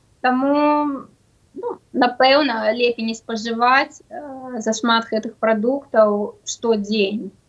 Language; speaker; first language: Belarusian; non-native, local second language; Russian